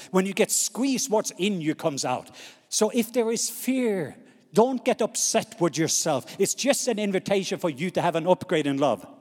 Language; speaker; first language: English; non-native, fluent; Norwegian